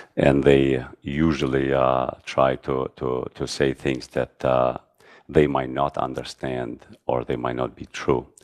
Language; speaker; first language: English; non-native, fluent; Albanian